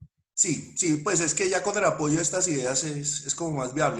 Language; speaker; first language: Spanish; native; Spanish